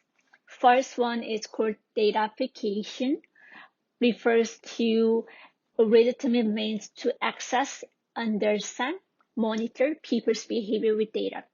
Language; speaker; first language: English; non-native, fluent; Korean